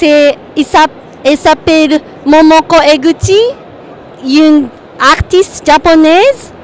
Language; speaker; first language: French; non-native, learner; Japanese